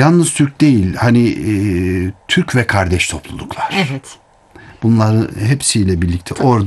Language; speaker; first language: Turkish; native; Turkish